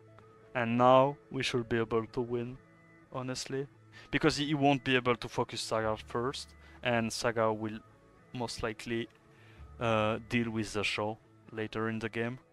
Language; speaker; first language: English; non-native, fluent; French